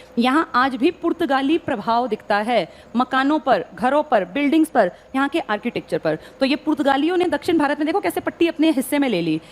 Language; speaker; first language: Hindi; native; Hindi